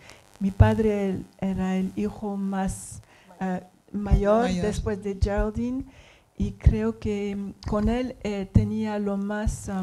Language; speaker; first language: Spanish; non-native, learner; English